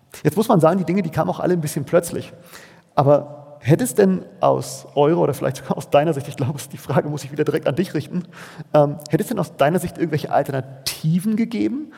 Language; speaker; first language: German; native; German